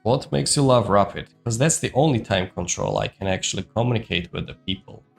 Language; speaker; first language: English; non-native, fluent; Georgian